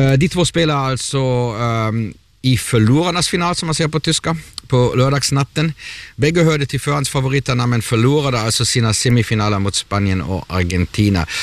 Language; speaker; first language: Swedish; non-native, fluent; German